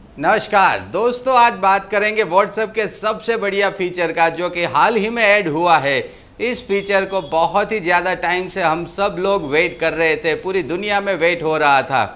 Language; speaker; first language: Hindi; non-native, local second language; Gujarati